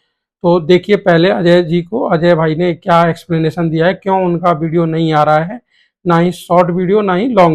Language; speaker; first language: Hindi; native; Hindi